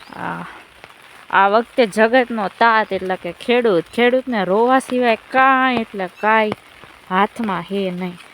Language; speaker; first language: Gujarati; native; Gujarati